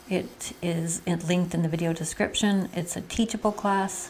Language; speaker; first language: English; native; English